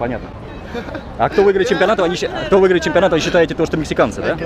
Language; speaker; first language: Russian; native; Russian